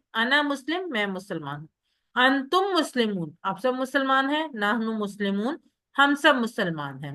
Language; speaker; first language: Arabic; non-native, learner; Urdu